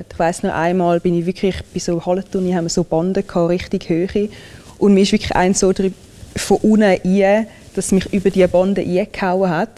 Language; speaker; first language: German; early bilingual, other home language; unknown